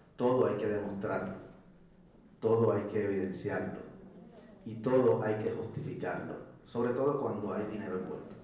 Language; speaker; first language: Spanish; native; Spanish